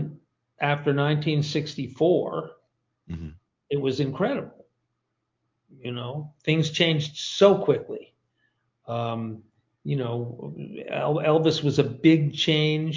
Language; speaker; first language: English; native; English